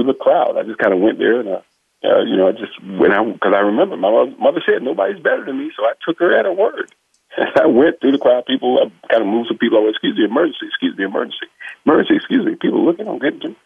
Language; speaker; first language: English; native; English